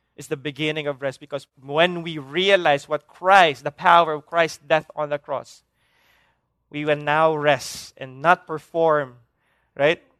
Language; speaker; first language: English; non-native, local second language; Hiligaynon